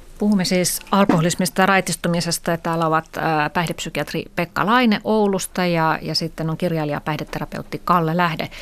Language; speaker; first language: Finnish; native; Finnish